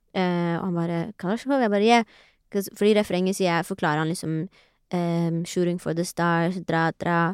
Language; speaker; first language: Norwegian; early bilingual, other home language; Persian